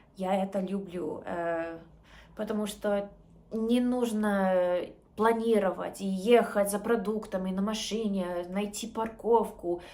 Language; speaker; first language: Russian; non-native, learner; English